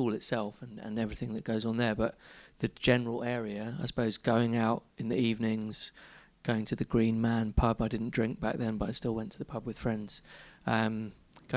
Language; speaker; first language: English; native; English